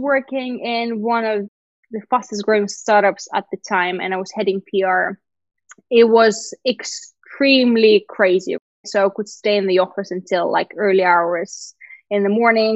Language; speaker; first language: English; non-native, fluent; Russian